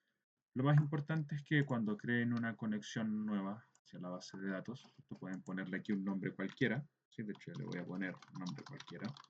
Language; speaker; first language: Spanish; native; Spanish